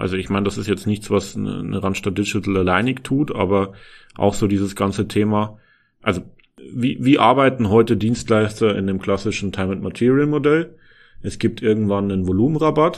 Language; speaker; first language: German; native; German